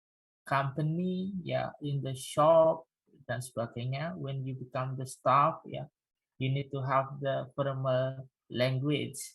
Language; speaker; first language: English; non-native, fluent; Indonesian